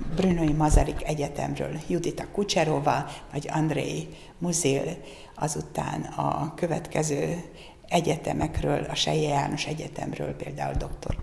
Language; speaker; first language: Hungarian; native; Hungarian